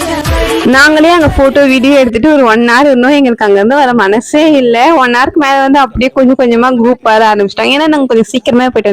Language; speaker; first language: Tamil; native; Tamil